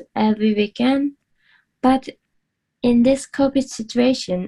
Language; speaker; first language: English; non-native, learner; Japanese